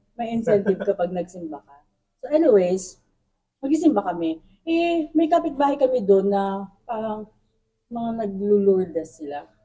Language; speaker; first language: Filipino; non-native, local second language; Bikol